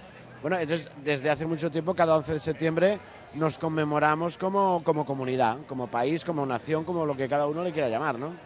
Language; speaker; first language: Spanish; non-native, local second language; Catalan